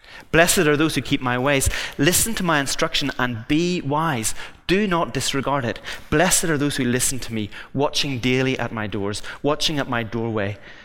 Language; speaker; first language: English; native; English